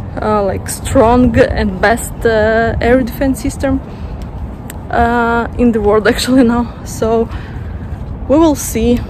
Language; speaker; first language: English; non-native, fluent; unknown